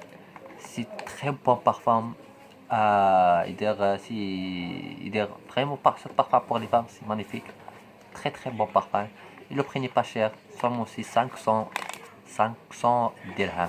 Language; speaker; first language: French; non-native, local second language; Arabic